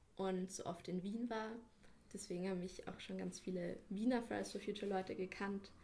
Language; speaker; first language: German; native; German